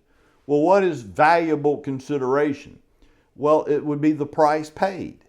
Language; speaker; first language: English; native; English